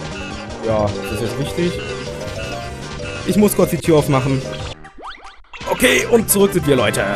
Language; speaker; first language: German; native; German